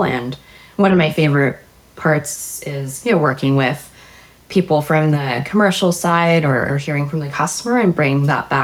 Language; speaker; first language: English; native; English